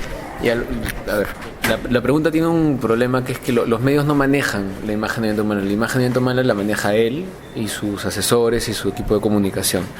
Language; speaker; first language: Spanish; native; Spanish